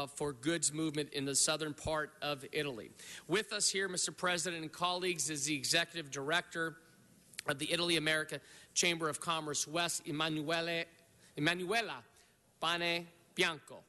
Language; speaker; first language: English; native; English